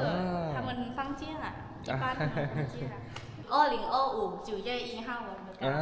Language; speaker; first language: Chinese; non-native, fluent; Lao